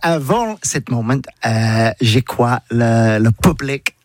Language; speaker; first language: French; non-native, learner; English